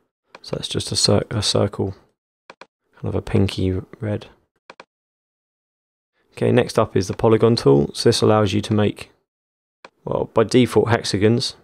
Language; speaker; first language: English; native; English